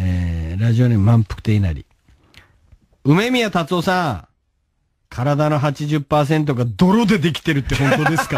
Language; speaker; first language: Japanese; native; Japanese